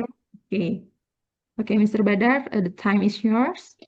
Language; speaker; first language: English; non-native, learner; Indonesian